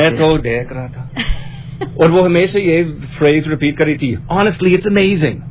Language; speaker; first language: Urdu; non-native, learner; English